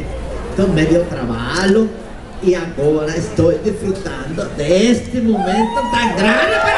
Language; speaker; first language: Portuguese; non-native, learner; Spanish